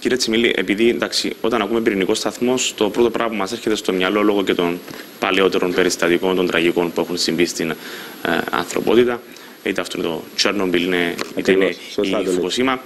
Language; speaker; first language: Greek; native; Greek